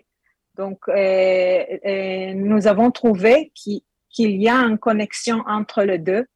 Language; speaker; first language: French; non-native, learner; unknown